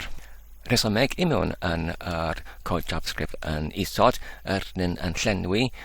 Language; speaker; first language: Welsh; non-native, fluent; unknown